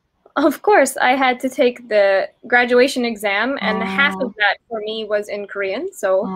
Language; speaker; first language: English; non-native, fluent; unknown